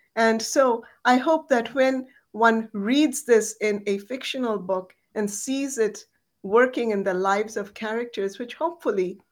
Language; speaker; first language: English; non-native, local second language; Bangla